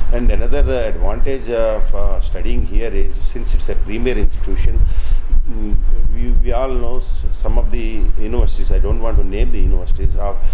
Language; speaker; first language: English; non-native, local second language; Telugu